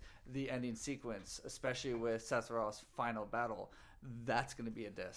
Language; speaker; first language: English; native; English